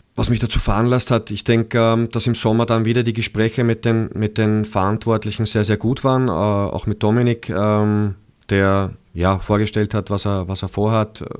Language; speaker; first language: German; native; German